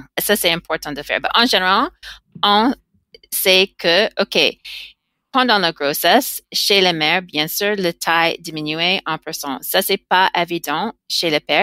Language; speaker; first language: French; non-native, learner; English